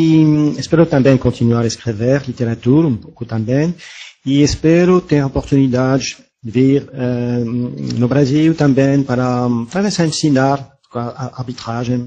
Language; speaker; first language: Portuguese; non-native, fluent; French